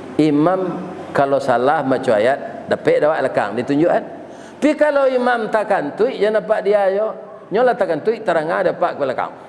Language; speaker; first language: Malay; non-native, local second language; Minangkabau